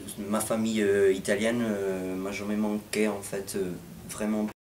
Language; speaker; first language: French; non-native, fluent; Italian